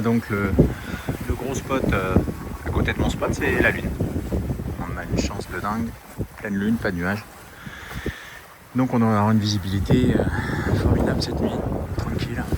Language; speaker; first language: French; native; French